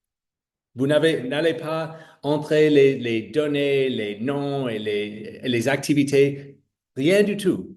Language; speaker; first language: French; non-native, fluent; English